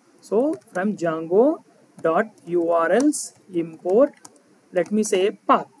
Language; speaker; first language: English; non-native, local second language; Telugu